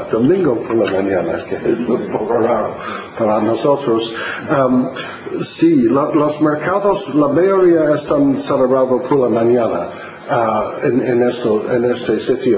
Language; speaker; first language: Spanish; non-native, fluent; English